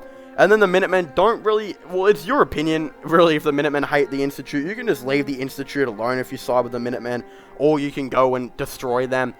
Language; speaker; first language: English; native; English